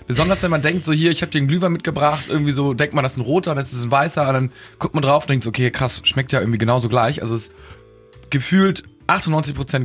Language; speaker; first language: German; native; German